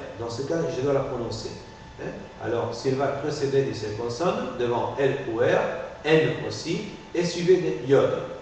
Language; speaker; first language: French; non-native, fluent; Spanish